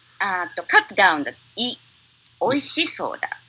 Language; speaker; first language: English; non-native, learner; Japanese